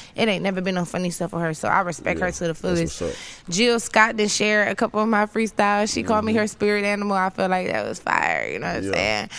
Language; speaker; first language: English; native; English